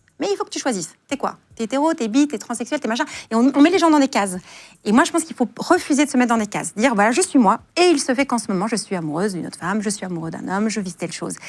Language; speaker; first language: French; native; French